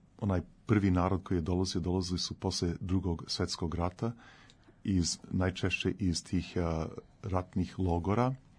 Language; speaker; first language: Serbian; early bilingual, heritage; Serbian